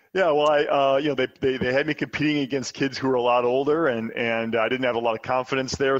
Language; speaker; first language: English; native; English